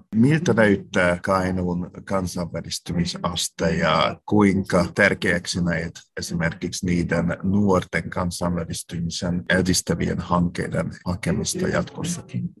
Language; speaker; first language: Finnish; native; Finnish